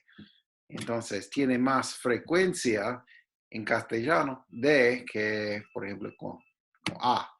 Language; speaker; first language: Spanish; non-native, fluent; English